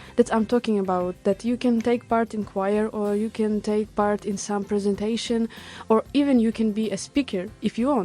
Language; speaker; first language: English; non-native, learner; Ukrainian